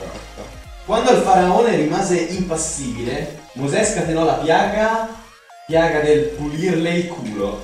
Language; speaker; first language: Italian; native; Italian